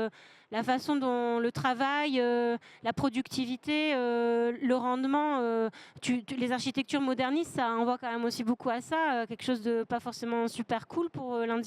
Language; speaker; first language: French; native; French